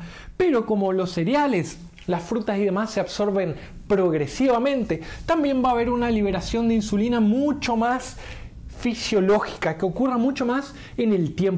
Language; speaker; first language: Spanish; native; Spanish